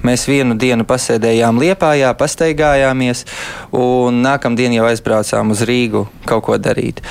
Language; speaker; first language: Latvian; early bilingual, heritage; Latvian